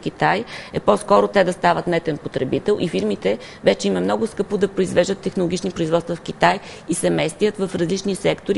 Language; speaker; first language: Bulgarian; native; Bulgarian